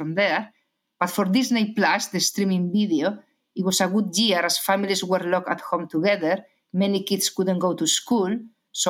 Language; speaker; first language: English; non-native, fluent; Spanish